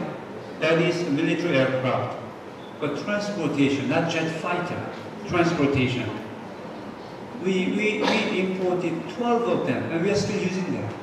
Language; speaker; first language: English; non-native, fluent; Korean